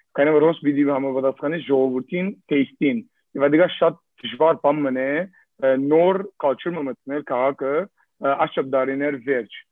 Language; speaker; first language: Armenian; early bilingual, heritage; Armenian